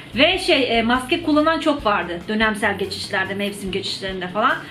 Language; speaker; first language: Turkish; native; Turkish